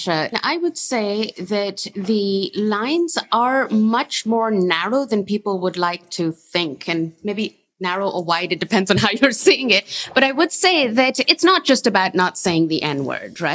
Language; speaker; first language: English; non-native, local second language; Urdu